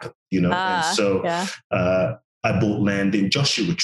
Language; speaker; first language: English; native; English